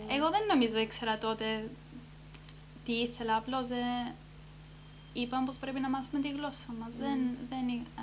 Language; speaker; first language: Greek; early bilingual, heritage; Greek